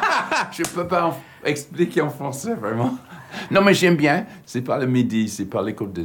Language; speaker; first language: French; non-native, fluent; English